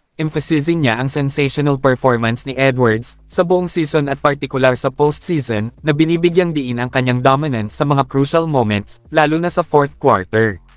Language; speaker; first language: Filipino; native; Filipino